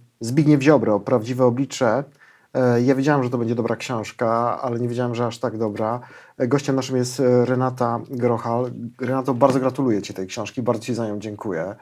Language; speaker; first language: Polish; native; Polish